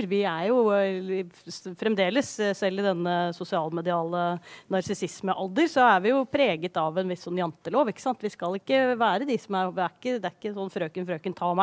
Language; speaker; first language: Norwegian; native; Norwegian